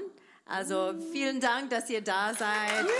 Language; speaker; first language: German; non-native, fluent; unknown